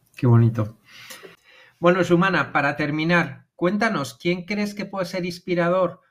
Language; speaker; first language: Spanish; native; Spanish